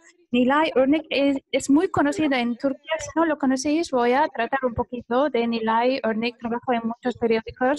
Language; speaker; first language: Spanish; non-native, fluent; Turkish